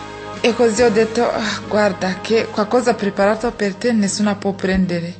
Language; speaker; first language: Italian; non-native, fluent; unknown